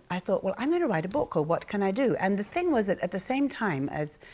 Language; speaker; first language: English; native; English